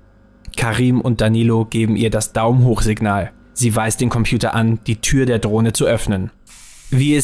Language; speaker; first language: German; native; German